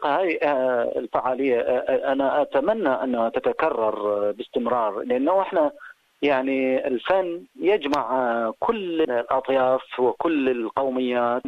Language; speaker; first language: Arabic; native; Arabic